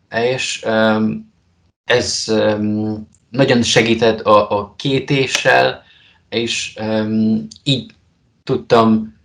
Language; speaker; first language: Hungarian; non-native, learner; Polish